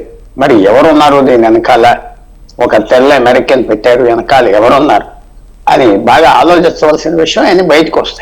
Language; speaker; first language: Telugu; native; Telugu